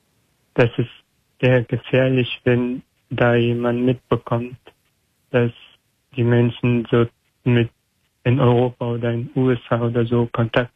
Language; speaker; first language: German; non-native, learner; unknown